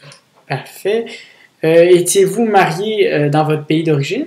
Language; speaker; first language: French; native; French